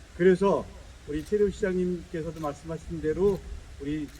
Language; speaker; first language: Korean; native; Korean